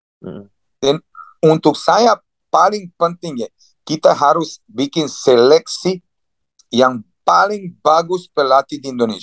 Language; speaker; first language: Indonesian; non-native, fluent; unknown